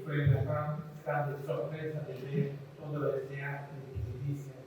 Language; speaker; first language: Spanish; non-native, learner; French